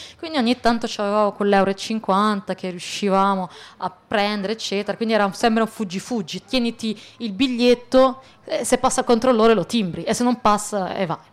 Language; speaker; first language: Italian; early bilingual, other home language; Arabic